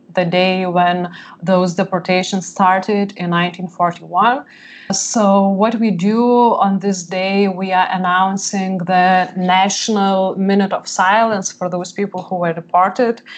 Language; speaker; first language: English; non-native, fluent; Lithuanian